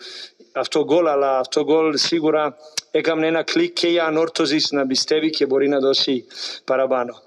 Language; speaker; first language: Greek; non-native, learner; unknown